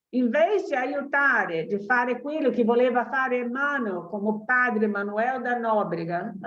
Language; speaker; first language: Italian; non-native, fluent; Portuguese